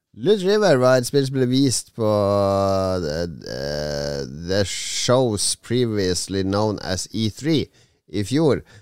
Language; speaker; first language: Norwegian; native; Norwegian